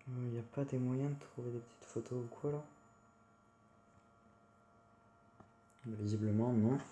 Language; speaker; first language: French; native; French